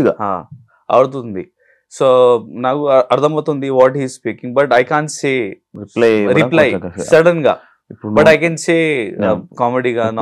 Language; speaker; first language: Telugu; non-native, learner; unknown